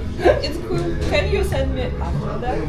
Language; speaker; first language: English; non-native, learner; Russian